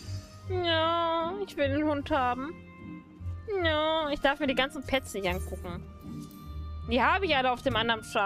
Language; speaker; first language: German; native; German